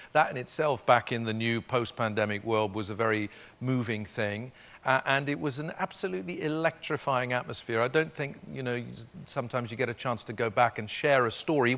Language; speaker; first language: English; native; English